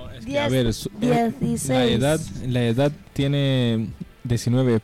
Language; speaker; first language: Spanish; non-native, learner; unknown